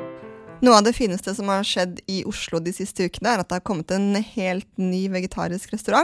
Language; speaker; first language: Norwegian; native; Norwegian